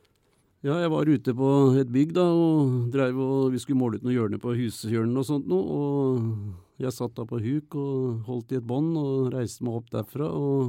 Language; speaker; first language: Norwegian; native; Norwegian